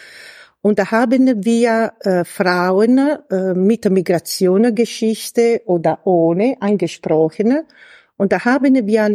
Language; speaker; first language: German; non-native, fluent; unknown